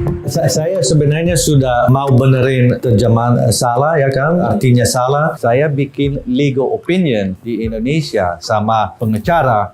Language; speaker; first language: Indonesian; non-native, fluent; Dutch